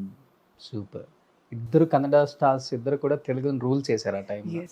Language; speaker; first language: Telugu; native; Telugu